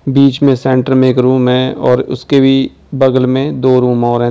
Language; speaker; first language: Hindi; native; Hindi